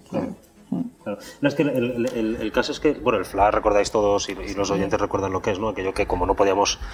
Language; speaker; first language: Spanish; non-native, local second language; Catalan